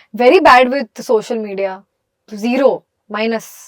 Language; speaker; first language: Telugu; non-native, local second language; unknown